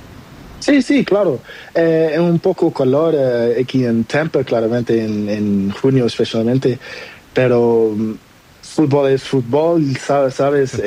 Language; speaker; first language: Spanish; non-native, learner; Portuguese